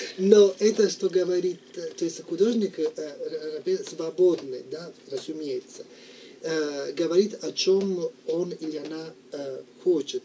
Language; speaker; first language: Russian; non-native, fluent; Italian